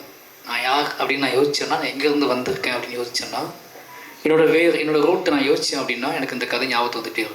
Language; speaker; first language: Tamil; native; Tamil